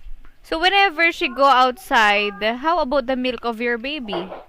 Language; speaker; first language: English; non-native, fluent; Filipino